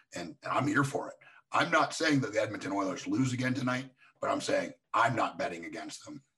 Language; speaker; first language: English; native; English